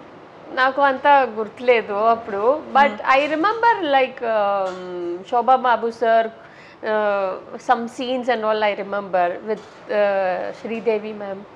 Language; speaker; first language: Telugu; non-native, local second language; Tamil